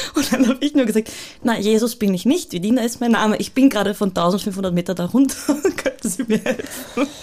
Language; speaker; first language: German; early bilingual, other home language; Bulgarian